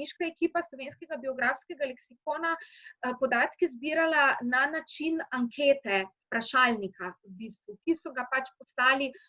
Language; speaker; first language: Slovenian; native; Slovenian